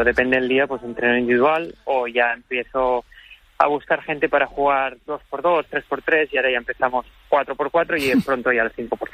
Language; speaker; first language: Spanish; native; Spanish